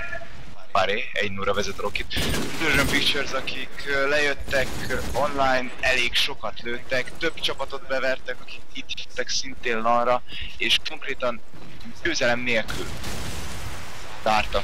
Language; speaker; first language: Hungarian; native; Hungarian